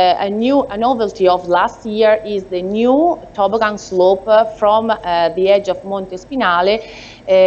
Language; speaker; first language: English; non-native, learner; Italian